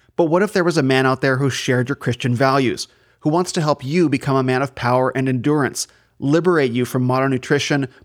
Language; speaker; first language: English; native; English